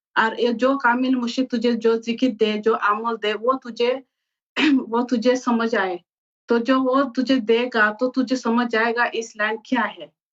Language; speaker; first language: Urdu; non-native, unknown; Bangla